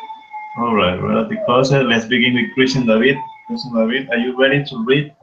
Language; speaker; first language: English; non-native, fluent; Spanish